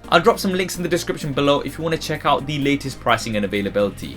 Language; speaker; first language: English; native; English